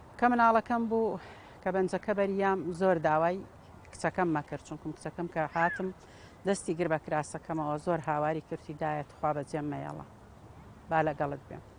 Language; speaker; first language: Central Kurdish; native; Central Kurdish